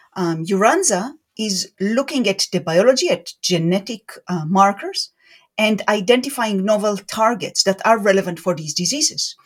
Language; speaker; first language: English; non-native, fluent; Hebrew